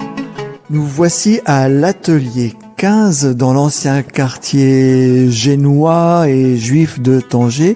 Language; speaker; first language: French; native; French